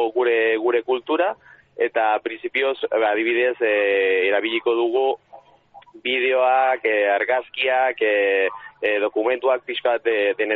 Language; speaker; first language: Basque; non-native, learner; Catalan